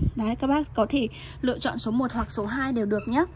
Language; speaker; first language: Vietnamese; native; Vietnamese